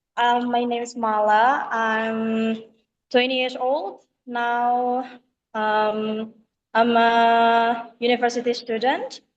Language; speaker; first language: English; non-native, local second language; Indonesian